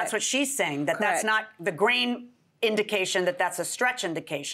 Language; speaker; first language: English; early bilingual, other home language; Spanish